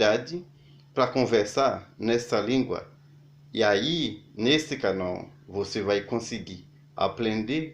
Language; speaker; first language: Portuguese; non-native, learner; Haitian Creole